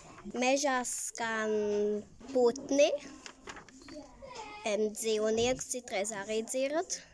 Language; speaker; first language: Latvian; early bilingual, heritage; Latvian